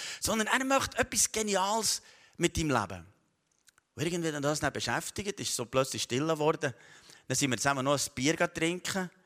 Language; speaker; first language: German; native; German